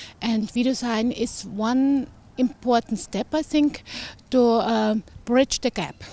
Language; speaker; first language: English; non-native, fluent; German